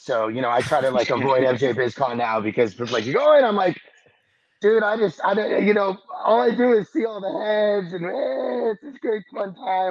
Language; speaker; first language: English; native; English